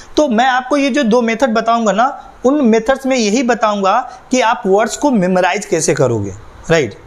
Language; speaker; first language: Hindi; native; Hindi